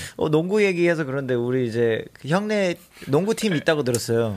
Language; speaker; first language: Korean; early bilingual, other home language; English